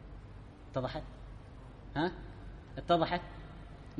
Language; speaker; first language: Arabic; native; Arabic